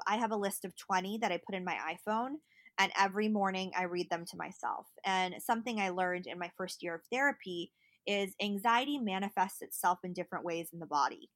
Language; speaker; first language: English; native; English